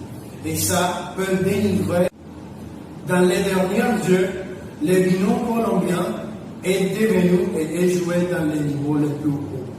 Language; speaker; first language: French; non-native, learner; Spanish